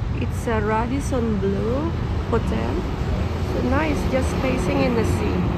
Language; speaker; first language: English; non-native, local second language; Filipino